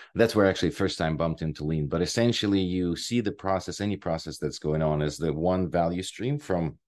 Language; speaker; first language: English; non-native, fluent; Ukrainian